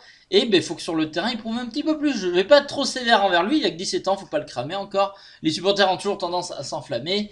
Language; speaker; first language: French; native; French